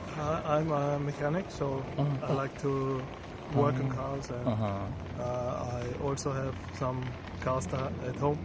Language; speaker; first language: English; non-native, fluent; German